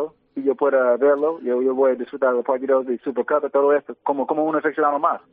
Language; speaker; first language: Spanish; early bilingual, heritage; English